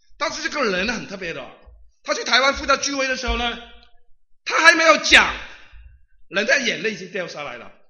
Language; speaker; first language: Chinese; non-native, local second language; Cantonese